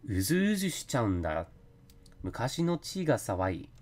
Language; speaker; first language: Japanese; non-native, learner; English